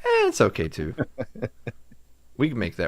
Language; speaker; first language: English; native; English